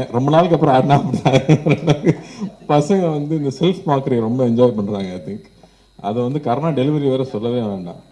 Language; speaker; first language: Tamil; native; Tamil